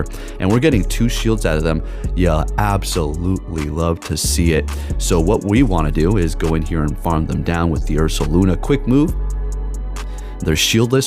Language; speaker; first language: English; native; English